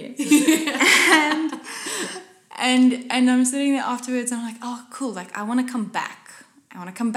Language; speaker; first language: English; non-native, local second language; Afrikaans